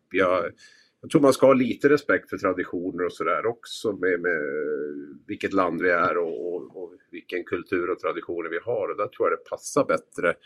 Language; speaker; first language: Swedish; native; Swedish